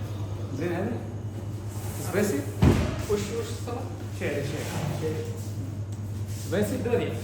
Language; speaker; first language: Arabic; non-native, learner; Malayalam